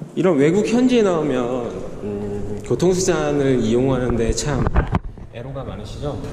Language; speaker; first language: Korean; native; Korean